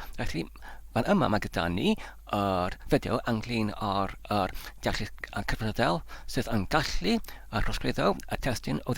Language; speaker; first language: Welsh; non-native, fluent; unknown